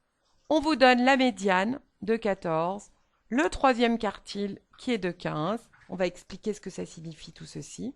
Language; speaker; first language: French; native; French